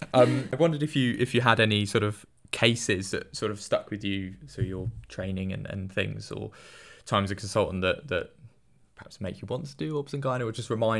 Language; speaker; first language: English; native; English